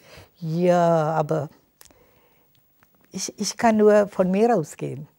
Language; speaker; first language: German; non-native, fluent; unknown